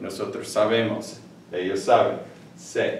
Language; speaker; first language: Spanish; non-native, fluent; English